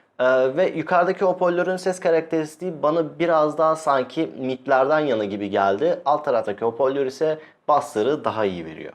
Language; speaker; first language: Turkish; native; Turkish